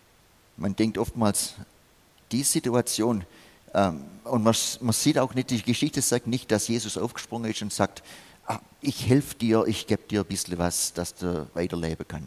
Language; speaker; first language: German; non-native, fluent; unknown